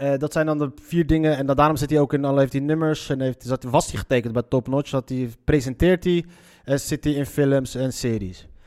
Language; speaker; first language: Dutch; early bilingual, other home language; Arabic